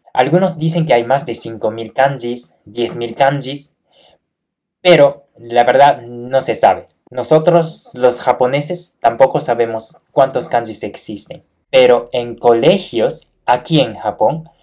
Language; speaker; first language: Spanish; non-native, fluent; Japanese